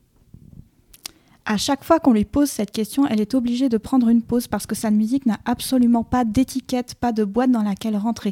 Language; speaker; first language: French; native; French